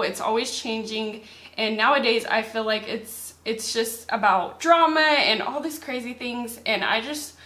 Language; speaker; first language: English; native; English